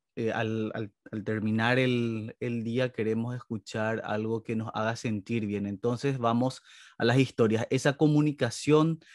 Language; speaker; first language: Spanish; native; Spanish